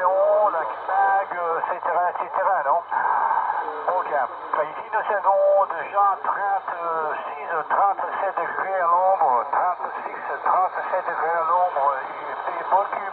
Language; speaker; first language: French; non-native, learner; Italian